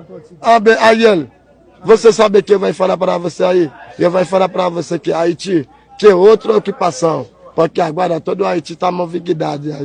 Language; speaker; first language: Portuguese; non-native, learner; Haitian Creole